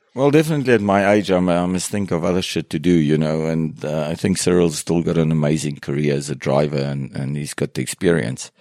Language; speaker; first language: English; non-native, fluent; French